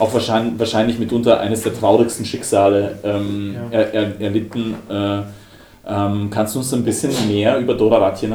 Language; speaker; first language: German; native; German